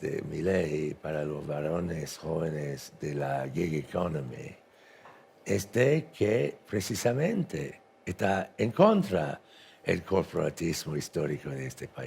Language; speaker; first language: Spanish; non-native, fluent; English